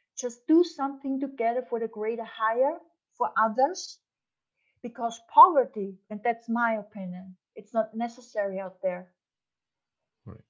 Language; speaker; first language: English; non-native, fluent; German